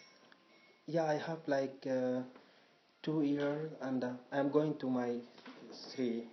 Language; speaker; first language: English; non-native, learner; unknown